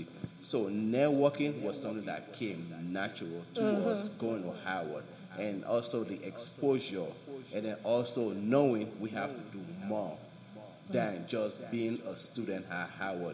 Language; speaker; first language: English; non-native, local second language; Yoruba